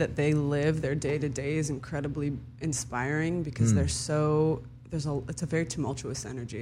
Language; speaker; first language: English; early bilingual, other home language; Hebrew